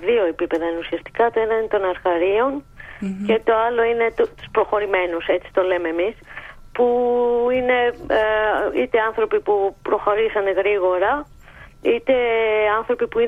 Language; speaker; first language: Greek; native; Greek